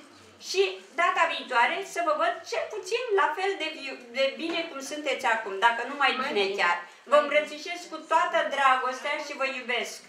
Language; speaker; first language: Romanian; native; Romanian